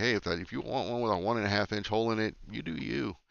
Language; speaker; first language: English; native; English